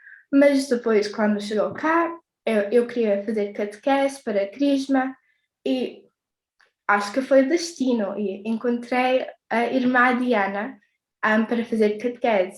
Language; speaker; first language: Portuguese; early bilingual, heritage; English